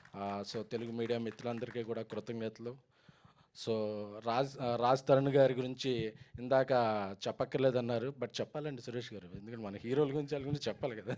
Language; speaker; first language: Telugu; native; Telugu